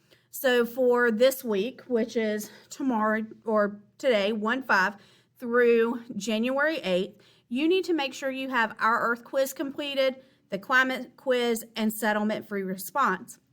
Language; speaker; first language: English; native; English